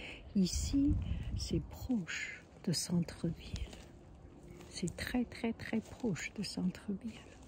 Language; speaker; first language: French; non-native, learner; Chinese